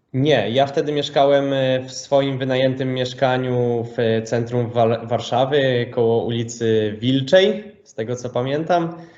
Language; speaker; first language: Polish; native; Polish